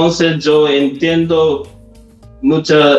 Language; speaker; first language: Spanish; non-native, learner; Japanese